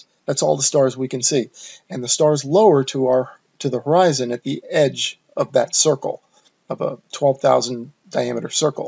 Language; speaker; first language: English; native; English